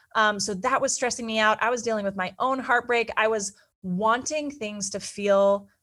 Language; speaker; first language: English; native; English